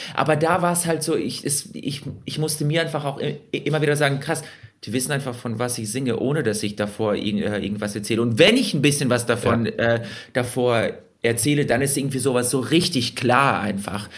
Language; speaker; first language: German; early bilingual, other home language; Russian